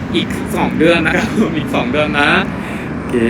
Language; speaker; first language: Thai; non-native, fluent; Korean